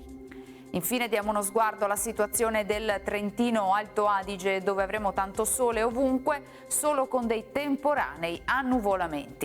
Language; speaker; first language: Italian; native; Italian